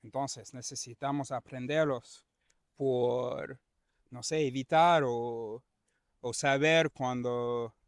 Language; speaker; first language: Spanish; non-native, learner; English